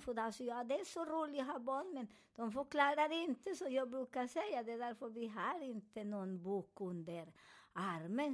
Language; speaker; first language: Swedish; non-native, fluent; Spanish